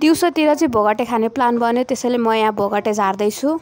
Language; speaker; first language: Nepali; native; Nepali